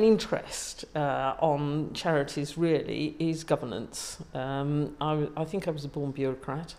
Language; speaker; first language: English; native; English